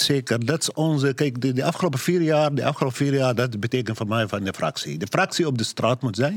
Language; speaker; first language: Dutch; non-native, learner; Arabic